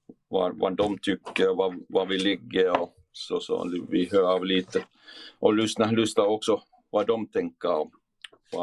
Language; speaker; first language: Swedish; non-native, fluent; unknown